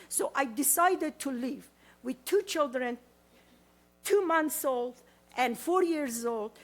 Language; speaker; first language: English; non-native, learner; Persian